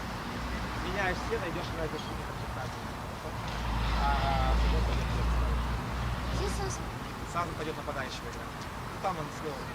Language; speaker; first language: Russian; native; Russian